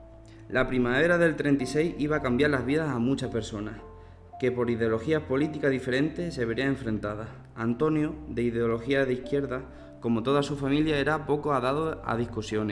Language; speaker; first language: Spanish; native; Spanish